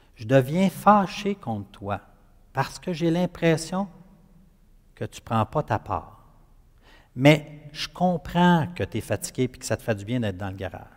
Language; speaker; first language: French; native; French